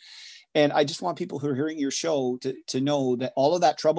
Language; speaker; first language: English; native; English